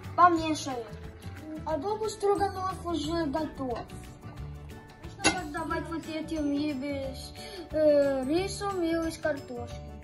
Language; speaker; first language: Russian; non-native, learner; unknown